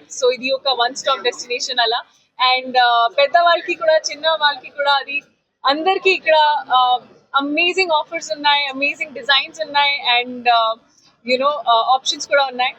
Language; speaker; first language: Telugu; non-native, fluent; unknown